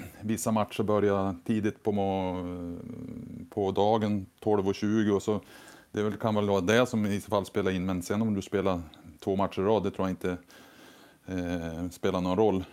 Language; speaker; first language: Swedish; native; Swedish